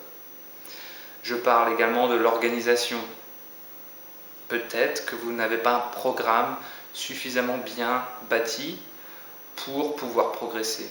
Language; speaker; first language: French; native; French